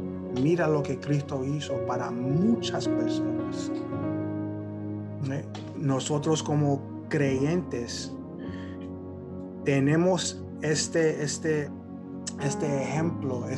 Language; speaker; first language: Spanish; early bilingual, heritage; Spanish